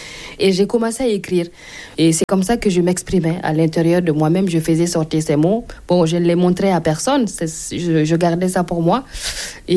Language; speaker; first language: French; non-native, local second language; Mossi